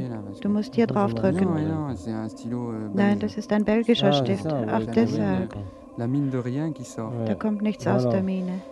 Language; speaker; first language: German; native; German